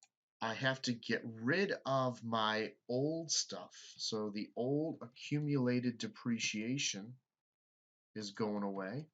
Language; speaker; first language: English; native; English